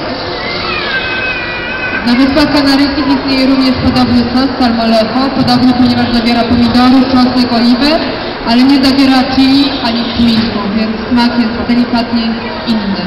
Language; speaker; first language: Polish; native; Polish